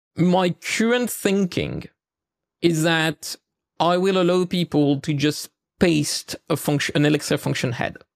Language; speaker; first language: English; non-native, fluent; French